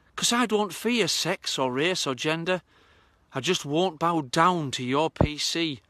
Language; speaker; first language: English; native; English